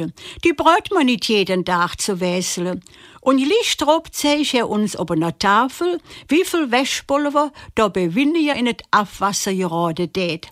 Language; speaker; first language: German; native; German